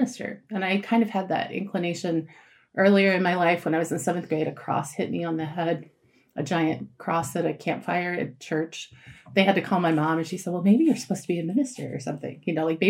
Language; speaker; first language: English; native; English